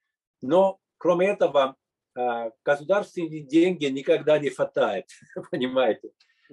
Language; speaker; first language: Russian; non-native, fluent; Finnish